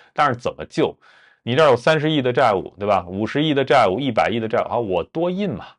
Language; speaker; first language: Chinese; native; Chinese